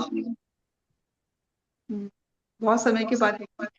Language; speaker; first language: Hindi; native; Hindi